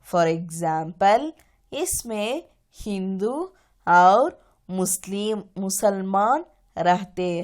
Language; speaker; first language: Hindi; non-native, local second language; Kannada